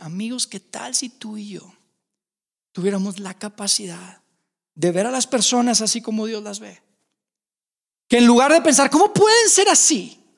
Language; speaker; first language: Spanish; native; Spanish